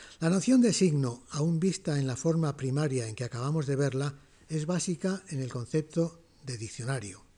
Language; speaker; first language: Spanish; native; Spanish